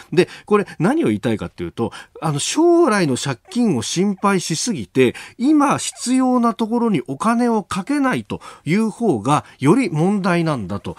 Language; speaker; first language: Japanese; native; Japanese